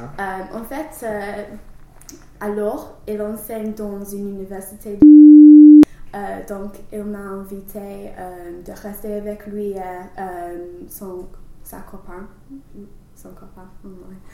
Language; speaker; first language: French; non-native, learner; English